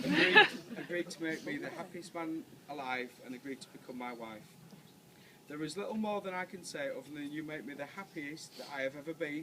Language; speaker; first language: English; native; English